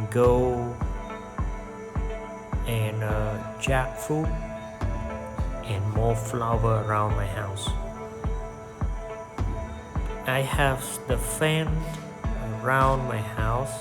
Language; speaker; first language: English; non-native, learner; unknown